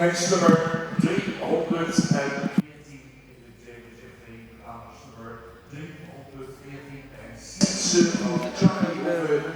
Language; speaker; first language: Dutch; native; Dutch